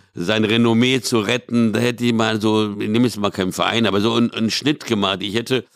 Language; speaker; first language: German; early bilingual, other home language; Portuguese